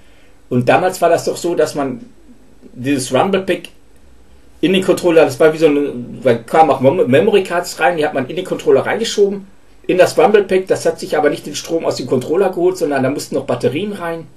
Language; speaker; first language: German; native; German